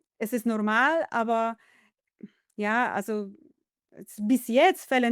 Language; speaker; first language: German; non-native, fluent; Polish